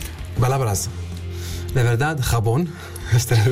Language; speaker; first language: Spanish; non-native, learner; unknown